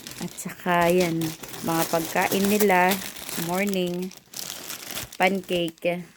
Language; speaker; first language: Filipino; native; Filipino